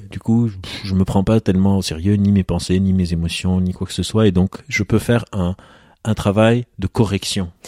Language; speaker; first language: French; non-native, local second language; Arabic